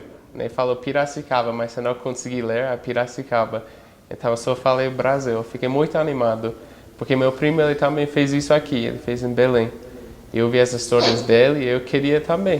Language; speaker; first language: Portuguese; non-native, fluent; English